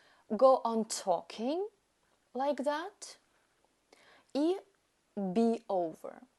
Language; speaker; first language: English; non-native, fluent; Ukrainian